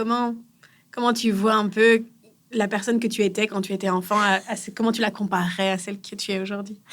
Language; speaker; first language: French; native; French